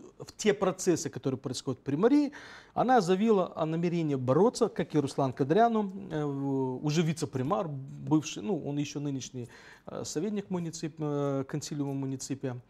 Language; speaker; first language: Russian; native; Russian